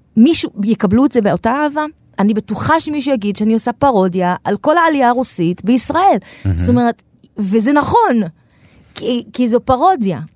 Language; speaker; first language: Hebrew; non-native, local second language; Arabic